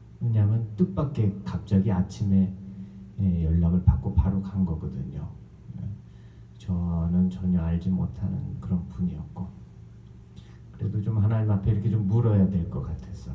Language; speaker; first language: Korean; native; Korean